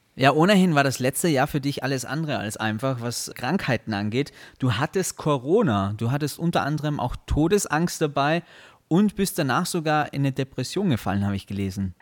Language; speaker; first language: German; native; German